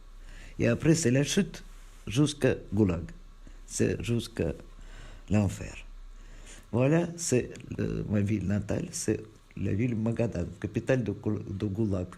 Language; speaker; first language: French; non-native, fluent; Russian